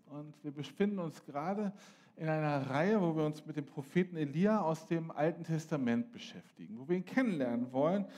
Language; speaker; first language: German; native; German